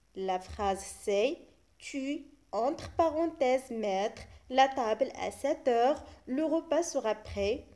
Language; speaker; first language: French; non-native, local second language; Arabic